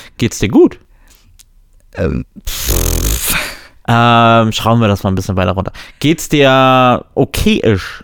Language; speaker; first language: German; early bilingual, other home language; Polish